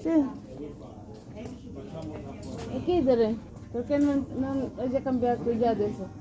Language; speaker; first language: Italian; non-native, learner; Filipino